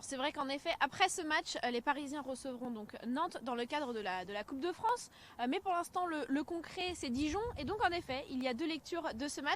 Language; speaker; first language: French; native; French